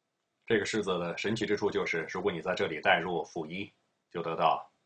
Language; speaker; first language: Chinese; native; Chinese